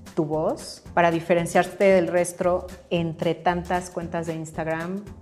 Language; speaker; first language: Spanish; native; Spanish